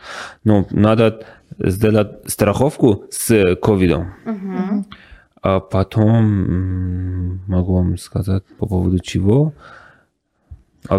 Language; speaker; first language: Russian; non-native, learner; Persian